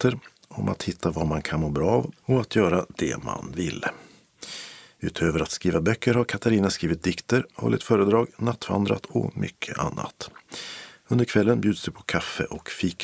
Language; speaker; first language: Swedish; native; Swedish